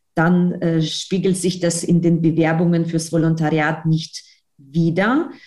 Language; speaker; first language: German; non-native, fluent; Russian